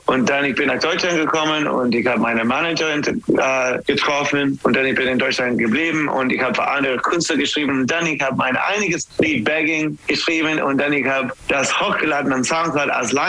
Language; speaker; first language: German; non-native, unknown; English